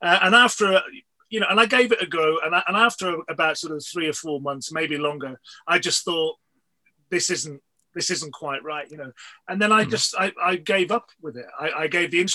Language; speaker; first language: English; native; English